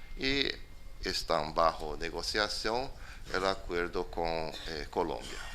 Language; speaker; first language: Spanish; non-native, fluent; Portuguese